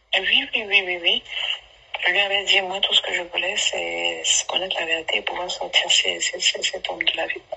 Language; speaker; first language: French; non-native, local second language; Basaa